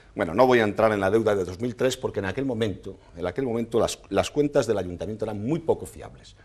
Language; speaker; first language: Spanish; native; Spanish